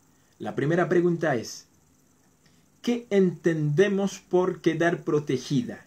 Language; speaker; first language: Spanish; non-native, fluent; Haitian Creole